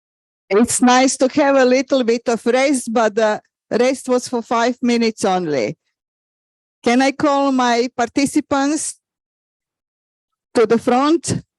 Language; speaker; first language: English; non-native, fluent; Croatian